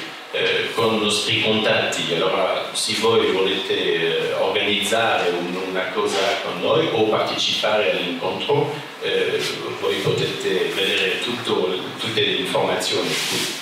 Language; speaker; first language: Italian; non-native, fluent; French